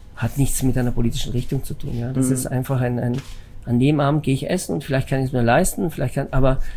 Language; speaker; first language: German; non-native, fluent; Italian